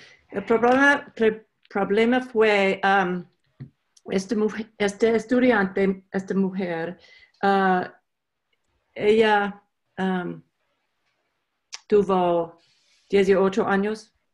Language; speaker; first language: Spanish; non-native, learner; English